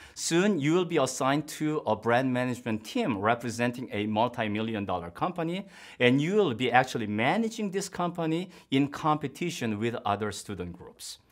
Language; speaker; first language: English; non-native, fluent; Korean